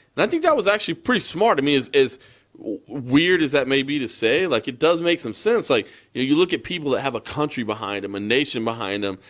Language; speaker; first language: English; native; English